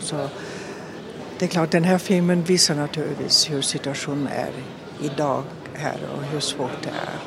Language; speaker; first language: Swedish; non-native, fluent; German